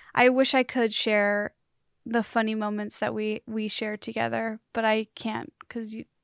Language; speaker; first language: English; native; English